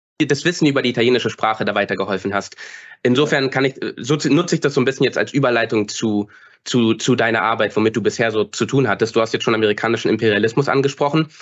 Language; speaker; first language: German; native; German